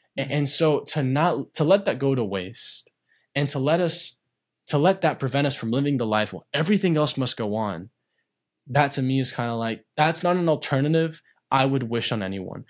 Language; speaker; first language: English; native; English